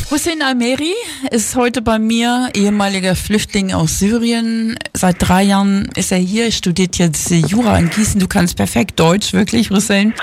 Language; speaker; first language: German; native; German